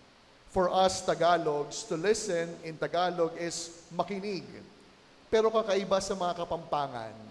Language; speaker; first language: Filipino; native; Filipino